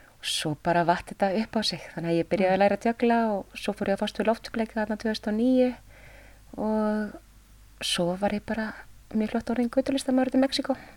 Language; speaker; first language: Icelandic; native; Icelandic